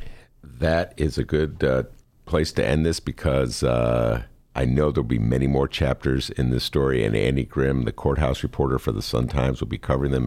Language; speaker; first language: English; native; English